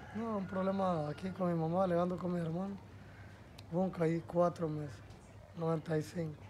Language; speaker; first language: Spanish; native; Spanish